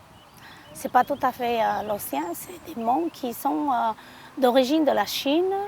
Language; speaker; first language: French; non-native, learner; Hmong